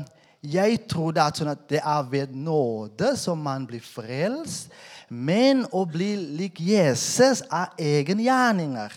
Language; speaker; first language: Norwegian; non-native, fluent; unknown